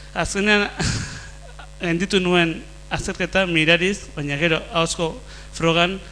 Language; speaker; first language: Basque; non-native, local second language; Spanish